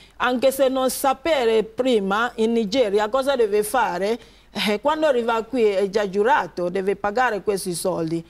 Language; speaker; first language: Italian; non-native, learner; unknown